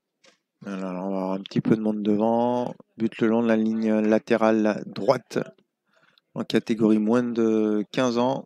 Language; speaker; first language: French; native; French